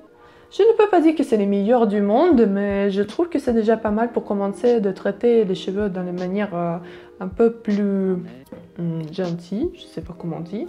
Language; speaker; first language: French; non-native, learner; Russian